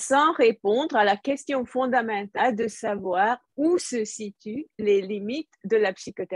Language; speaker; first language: French; non-native, fluent; Hungarian